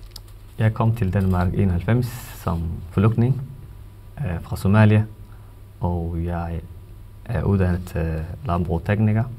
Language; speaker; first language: Danish; non-native, fluent; Somali